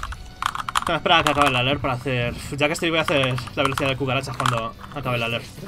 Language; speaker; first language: Spanish; native; Spanish